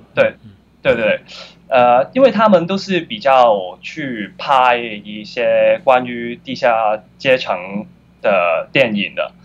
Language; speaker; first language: Chinese; non-native, fluent; Cantonese